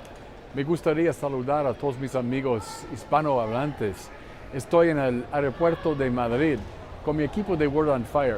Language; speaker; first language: Spanish; non-native, fluent; English